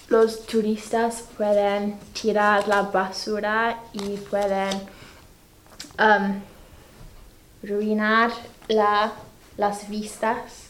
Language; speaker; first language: Spanish; non-native, fluent; English